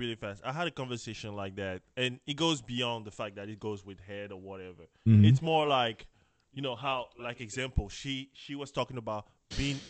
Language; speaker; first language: English; non-native, fluent; French